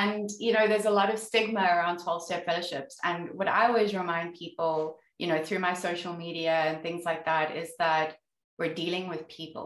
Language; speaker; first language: English; native; English